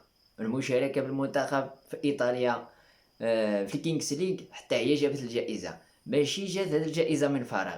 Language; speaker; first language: Arabic; native; Arabic